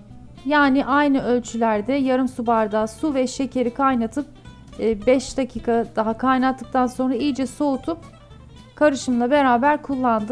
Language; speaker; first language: Turkish; native; Turkish